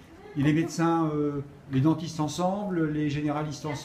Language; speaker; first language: French; native; French